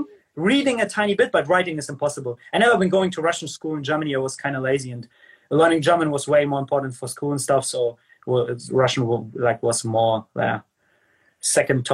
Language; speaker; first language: English; non-native, fluent; German